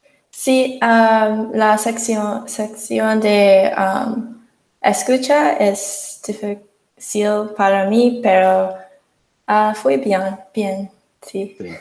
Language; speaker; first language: Spanish; non-native, learner; English